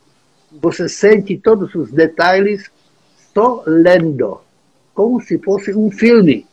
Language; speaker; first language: Portuguese; non-native, fluent; Czech